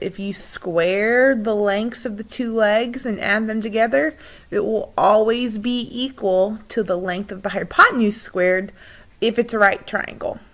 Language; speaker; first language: English; native; English